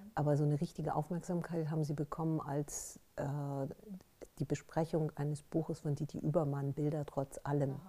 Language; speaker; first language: German; native; German